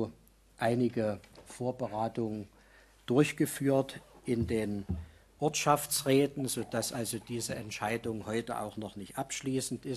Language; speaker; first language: German; native; German